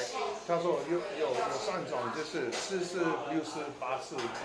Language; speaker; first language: Chinese; non-native, learner; English